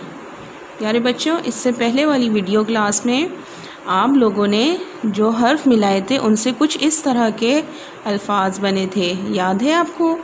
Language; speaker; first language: Urdu; non-native, local second language; Pashto